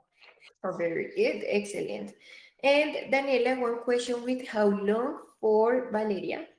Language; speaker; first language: English; non-native, fluent; Spanish